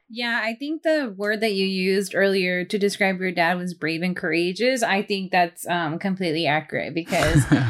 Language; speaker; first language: English; native; English